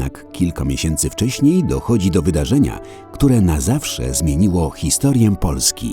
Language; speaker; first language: Polish; native; Polish